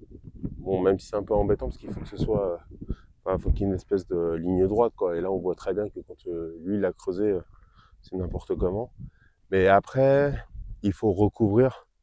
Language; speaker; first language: French; native; French